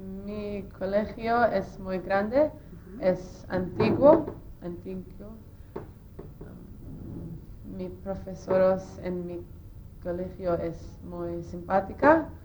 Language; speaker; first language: Spanish; non-native, learner; English